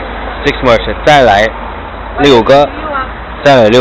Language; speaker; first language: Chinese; non-native, learner; English